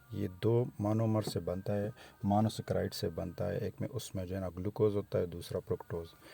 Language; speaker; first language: Urdu; non-native, local second language; Pashto